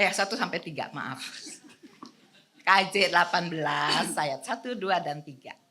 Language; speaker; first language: Indonesian; native; Indonesian